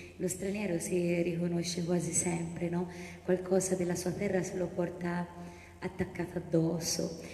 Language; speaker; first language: Italian; native; Italian